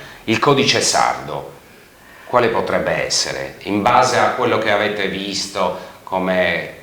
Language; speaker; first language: Italian; native; Italian